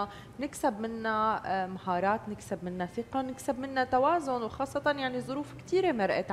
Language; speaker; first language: Arabic; native; Arabic